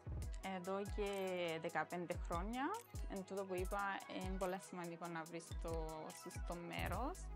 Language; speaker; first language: Greek; non-native, fluent; Romanian